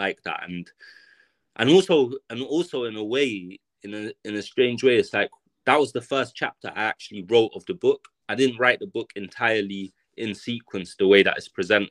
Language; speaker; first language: English; native; English